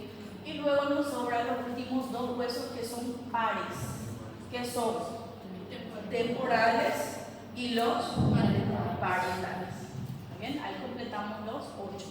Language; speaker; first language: Spanish; native; Spanish